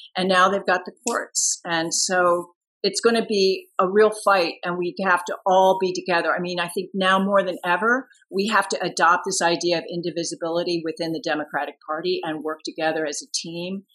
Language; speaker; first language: English; native; English